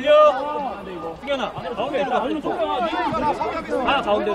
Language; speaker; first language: Korean; native; Korean